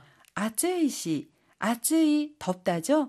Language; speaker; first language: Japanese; non-native, fluent; Korean